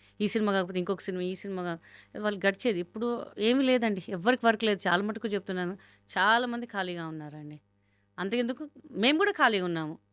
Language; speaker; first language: Telugu; non-native, local second language; Hindi